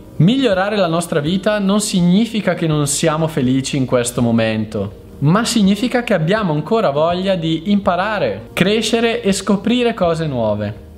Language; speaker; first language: Italian; native; Italian